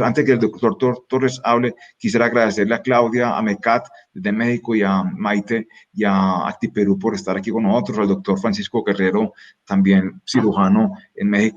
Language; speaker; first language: Spanish; native; Spanish